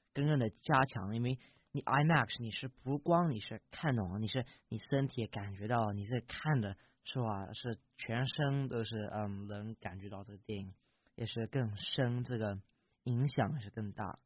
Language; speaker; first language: Chinese; early bilingual, heritage; English